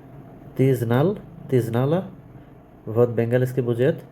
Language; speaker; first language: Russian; non-native, learner; Bangla